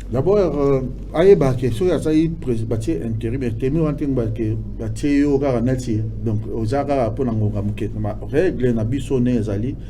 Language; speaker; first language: Lingala; non-native, local second language; Kongo